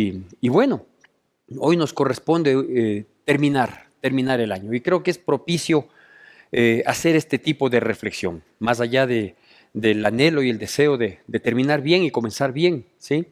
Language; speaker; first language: Spanish; native; Spanish